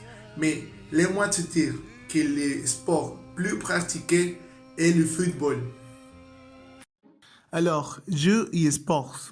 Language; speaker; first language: French; non-native, learner; Spanish